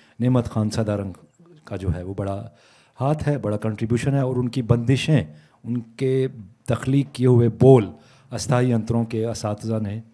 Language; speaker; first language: Urdu; native; Urdu